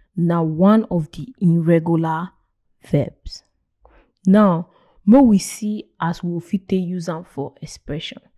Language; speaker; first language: English; non-native, local second language; Igbo